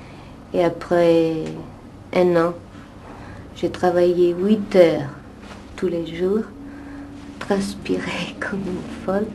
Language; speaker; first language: French; non-native, fluent; Italian